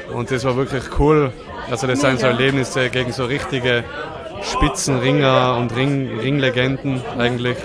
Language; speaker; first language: German; native; German